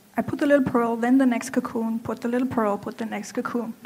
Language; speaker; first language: English; non-native, fluent; German